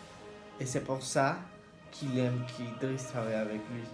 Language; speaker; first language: French; non-native, learner; Spanish